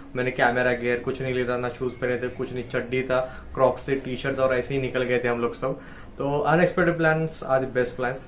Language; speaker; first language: Hindi; non-native, local second language; Marathi